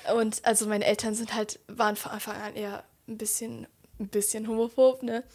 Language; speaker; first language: German; native; German